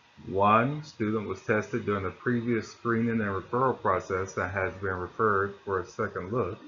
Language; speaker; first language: English; native; English